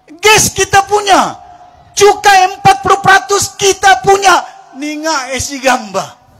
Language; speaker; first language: Malay; non-native, local second language; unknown